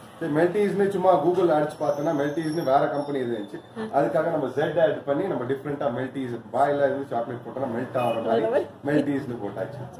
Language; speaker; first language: Tamil; non-native, local second language; Kashmiri